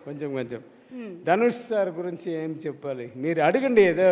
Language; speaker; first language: Telugu; non-native, learner; Tamil